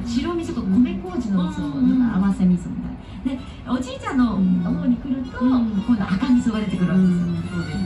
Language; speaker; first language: Japanese; native; Japanese